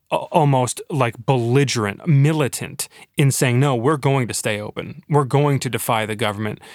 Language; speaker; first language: English; native; English